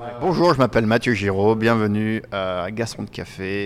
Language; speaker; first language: French; native; French